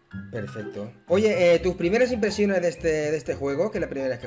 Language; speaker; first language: Spanish; native; Spanish